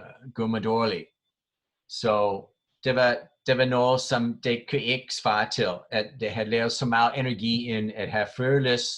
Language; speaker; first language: Danish; non-native, fluent; English